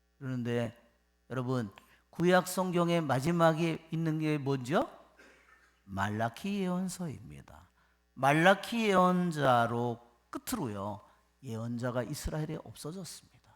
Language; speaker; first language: Korean; native; Korean